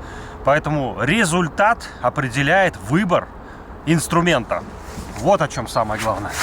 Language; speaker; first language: Russian; native; Russian